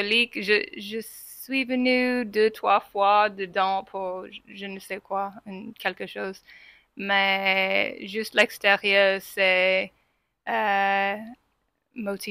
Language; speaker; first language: French; non-native, fluent; English